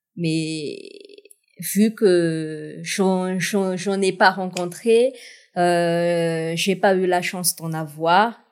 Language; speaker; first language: French; non-native, local second language; Malagasy